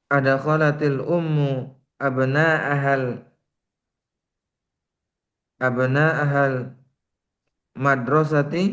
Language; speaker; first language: Arabic; non-native, learner; Indonesian